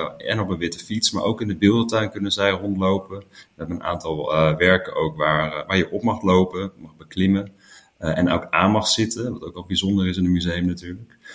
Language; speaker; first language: Dutch; native; Dutch